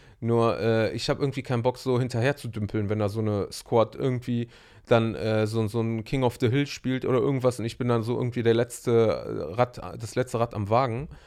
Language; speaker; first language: German; early bilingual, other home language; Arabic